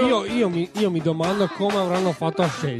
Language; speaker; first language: Italian; native; Italian